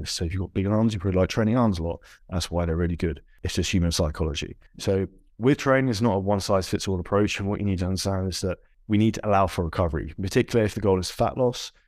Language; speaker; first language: English; native; English